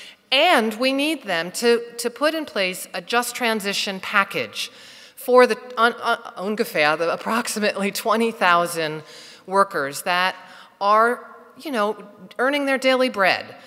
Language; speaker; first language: English; native; English